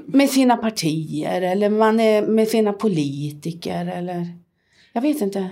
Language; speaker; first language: Swedish; native; Swedish